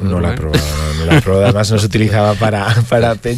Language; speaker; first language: Spanish; native; Spanish